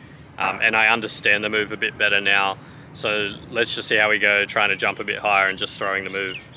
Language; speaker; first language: English; native; English